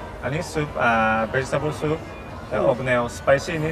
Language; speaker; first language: Thai; non-native, learner; Japanese